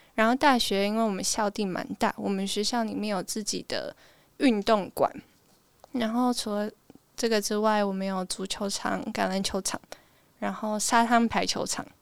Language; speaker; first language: Chinese; early bilingual, heritage; Chinese